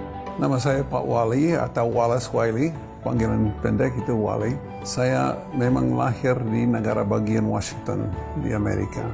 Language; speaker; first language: Indonesian; non-native, fluent; English